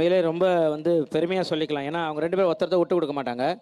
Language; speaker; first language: Tamil; native; Tamil